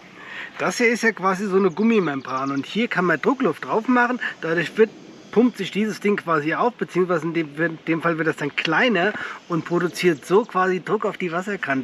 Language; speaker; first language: German; native; German